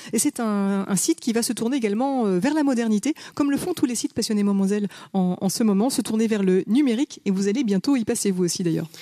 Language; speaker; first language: French; native; French